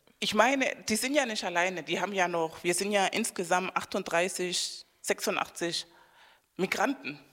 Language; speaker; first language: German; non-native, fluent; Spanish